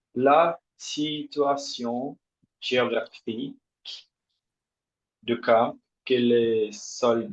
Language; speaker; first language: French; non-native, learner; Portuguese